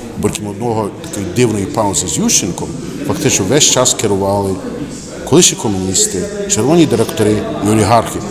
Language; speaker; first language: Ukrainian; native; Ukrainian